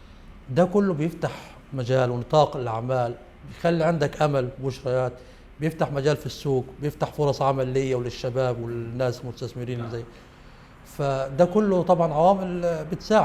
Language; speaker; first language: Arabic; native; Arabic